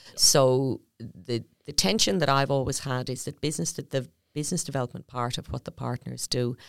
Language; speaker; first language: English; native; English